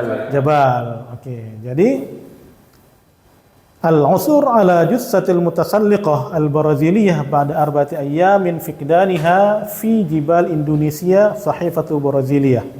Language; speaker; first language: Arabic; non-native, fluent; Indonesian